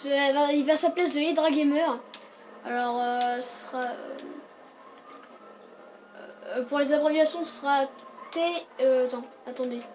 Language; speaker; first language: French; native; French